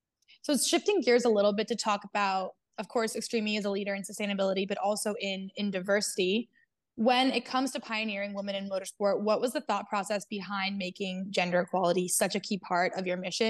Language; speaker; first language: English; native; English